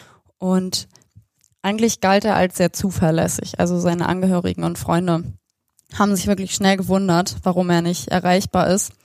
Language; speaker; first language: German; native; German